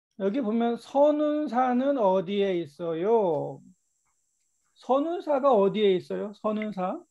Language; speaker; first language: Korean; native; Korean